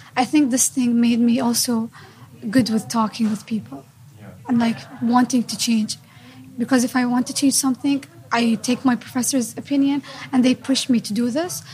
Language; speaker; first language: English; non-native, fluent; Arabic